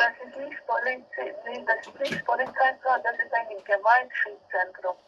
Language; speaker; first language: German; non-native, learner; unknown